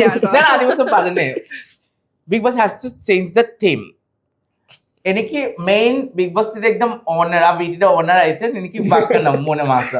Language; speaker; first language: Malayalam; non-native, fluent; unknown